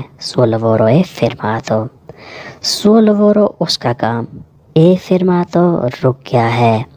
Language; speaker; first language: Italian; non-native, learner; Urdu